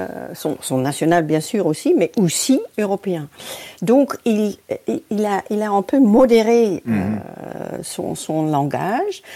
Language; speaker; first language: French; non-native, fluent; Dutch